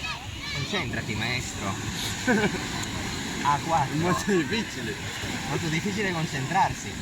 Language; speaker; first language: Italian; native; Italian